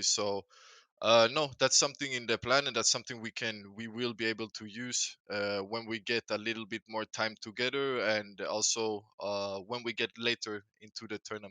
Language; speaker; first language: English; non-native, fluent; Swedish